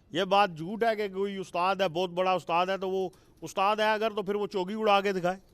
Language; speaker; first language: Urdu; non-native, local second language; Punjabi